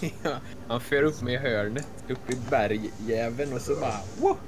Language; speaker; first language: Swedish; native; Swedish